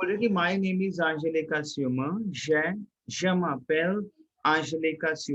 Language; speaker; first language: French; non-native, fluent; Hindi